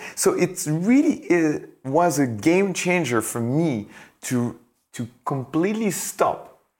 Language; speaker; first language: English; non-native, fluent; French